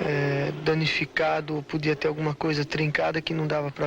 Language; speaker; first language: Portuguese; native; Portuguese